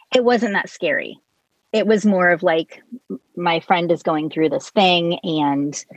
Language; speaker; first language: English; native; English